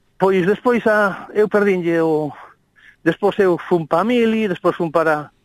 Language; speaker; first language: Galician; non-native, local second language; Spanish